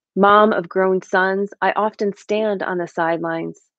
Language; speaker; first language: English; native; English